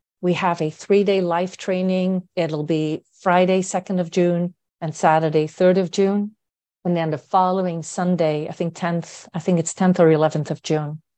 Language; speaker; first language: English; non-native, fluent; Dutch